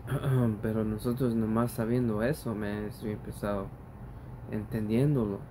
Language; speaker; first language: Spanish; early bilingual, heritage; Spanish